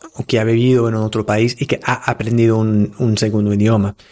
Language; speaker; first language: Spanish; non-native, fluent; English